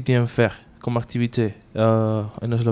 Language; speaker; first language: French; non-native, learner; Spanish